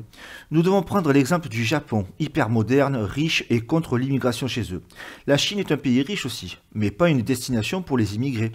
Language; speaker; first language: French; native; French